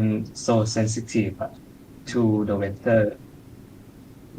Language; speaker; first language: English; non-native, learner; Thai